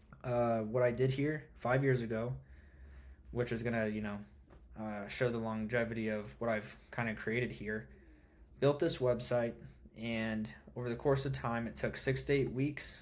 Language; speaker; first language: English; native; English